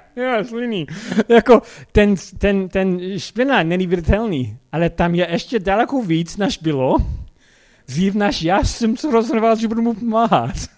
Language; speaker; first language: Czech; non-native, fluent; English